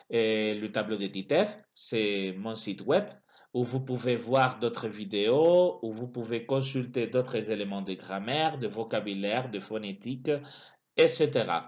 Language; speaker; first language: French; non-native, fluent; Spanish